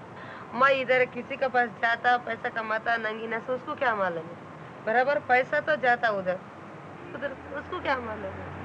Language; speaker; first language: Hindi; non-native, local second language; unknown